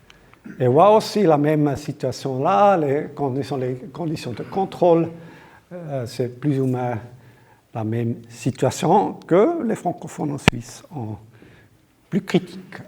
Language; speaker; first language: French; non-native, local second language; German